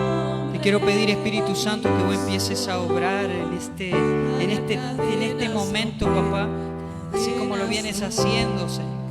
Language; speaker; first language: Spanish; native; Spanish